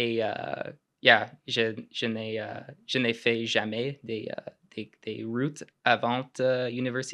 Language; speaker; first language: French; non-native, local second language; English